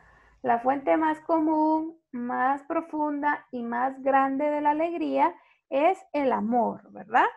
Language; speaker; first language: Spanish; native; Spanish